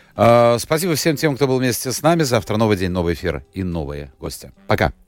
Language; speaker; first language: Russian; native; Russian